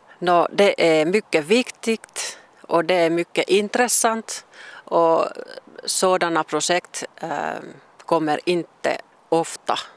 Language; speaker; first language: Swedish; non-native, local second language; Finnish